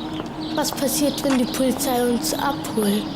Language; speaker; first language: German; early bilingual, other home language; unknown